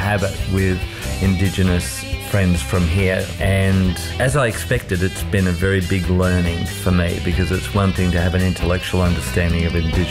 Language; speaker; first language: English; native; English